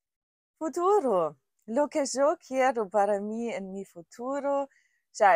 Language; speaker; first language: Spanish; non-native, fluent; German